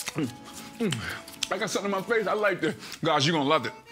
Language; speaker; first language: English; native; English